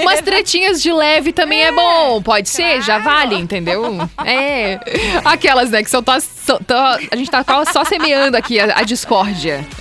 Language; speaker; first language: Portuguese; native; Portuguese